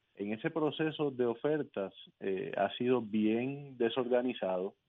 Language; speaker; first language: Spanish; native; Spanish